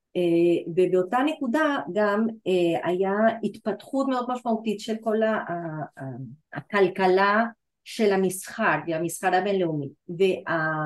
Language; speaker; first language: Hebrew; non-native, fluent; Spanish